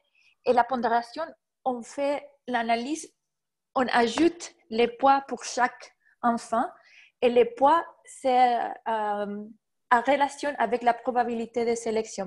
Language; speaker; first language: French; non-native, fluent; Spanish